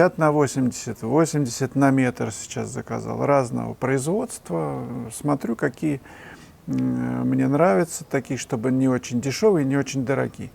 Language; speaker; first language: Russian; native; Russian